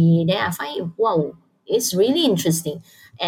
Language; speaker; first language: English; non-native, local second language; Chinese